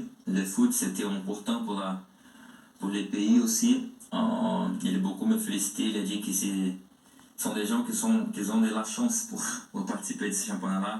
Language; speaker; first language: French; non-native, learner; Portuguese